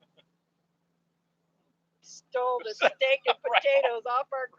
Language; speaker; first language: English; native; English